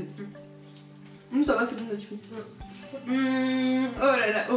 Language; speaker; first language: French; native; French